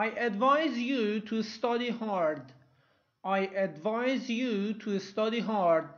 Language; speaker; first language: English; non-native, fluent; Persian